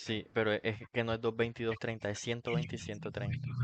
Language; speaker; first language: Spanish; native; Spanish